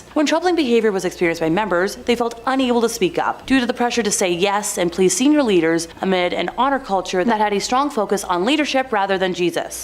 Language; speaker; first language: English; native; English